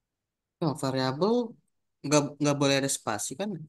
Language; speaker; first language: Indonesian; native; Indonesian